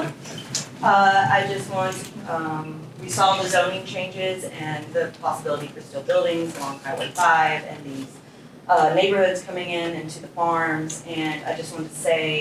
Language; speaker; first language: English; native; English